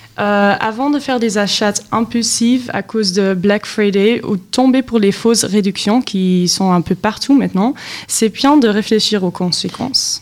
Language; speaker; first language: French; non-native, local second language; Dutch